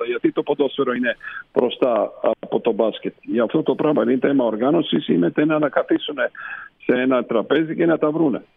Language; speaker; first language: Greek; non-native, fluent; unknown